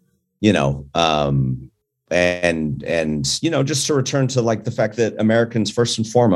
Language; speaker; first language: English; native; English